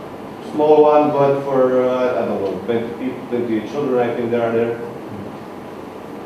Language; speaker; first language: English; non-native, learner; Romanian